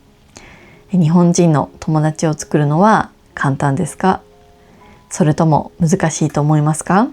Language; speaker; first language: Japanese; native; Japanese